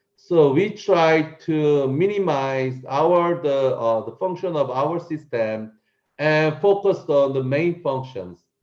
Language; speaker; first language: English; non-native, learner; Korean